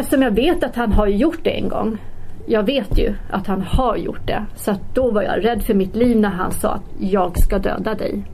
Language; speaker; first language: Swedish; early bilingual, other home language; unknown